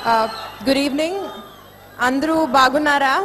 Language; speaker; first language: Telugu; non-native, learner; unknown